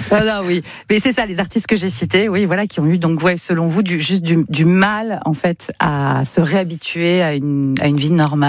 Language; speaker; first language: French; native; French